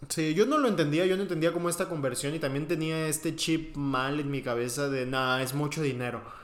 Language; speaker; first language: Spanish; native; Spanish